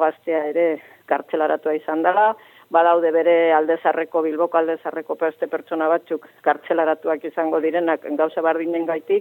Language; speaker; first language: Basque; native; Basque